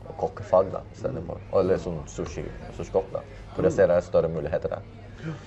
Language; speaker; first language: Norwegian; non-native, fluent; Filipino